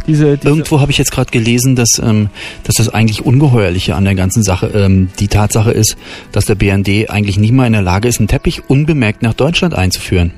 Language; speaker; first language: German; native; German